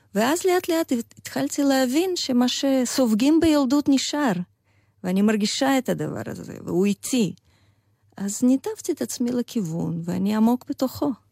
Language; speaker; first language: Hebrew; non-native, fluent; Russian